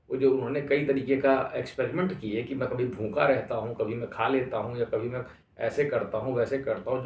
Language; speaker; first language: Hindi; native; Hindi